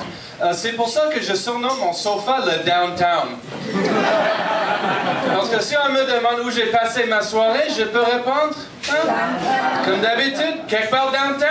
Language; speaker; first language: French; non-native, local second language; English